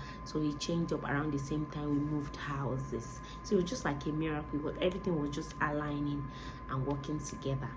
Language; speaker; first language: English; non-native, local second language; Yoruba